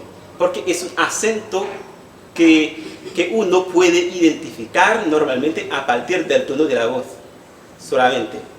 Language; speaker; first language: Spanish; non-native, fluent; Haitian Creole